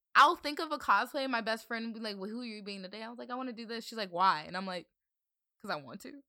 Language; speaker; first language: English; native; English